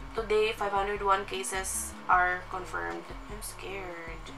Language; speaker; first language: English; non-native, local second language; Cebuano